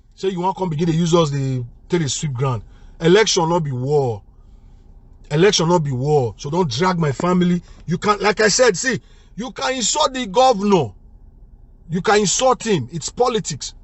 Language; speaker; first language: English; non-native, local second language; Bini